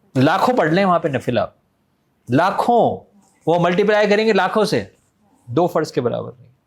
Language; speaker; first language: Urdu; native; Urdu